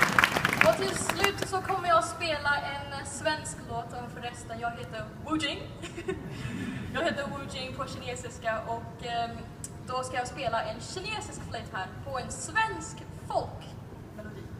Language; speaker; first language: Swedish; non-native, fluent; Chinese